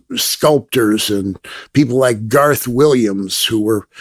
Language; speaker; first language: English; native; English